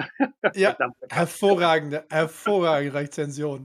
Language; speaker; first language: German; native; German